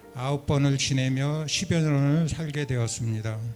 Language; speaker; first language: Korean; native; Korean